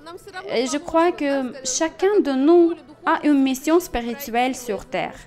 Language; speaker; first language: French; non-native, fluent; Russian